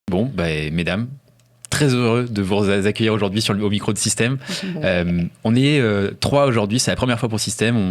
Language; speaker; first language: French; native; French